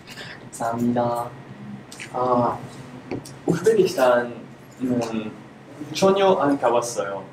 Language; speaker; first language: Korean; non-native, learner; French